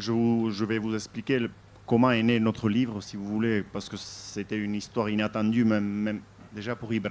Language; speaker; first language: French; non-native, fluent; Basque